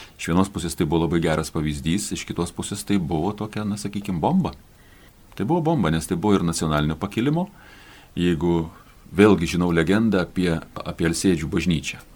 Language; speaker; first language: Lithuanian; native; Lithuanian